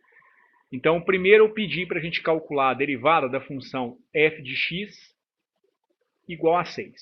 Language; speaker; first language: Portuguese; native; Portuguese